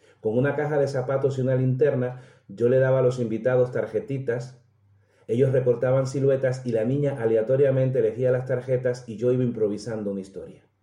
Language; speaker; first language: Spanish; native; Spanish